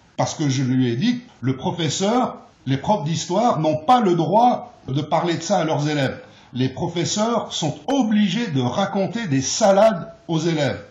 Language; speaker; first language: French; early bilingual, other home language; Arabic